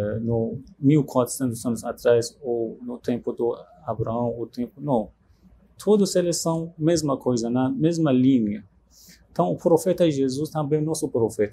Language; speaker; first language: Portuguese; non-native, learner; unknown